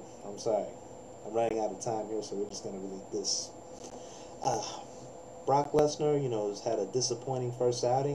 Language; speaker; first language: English; native; English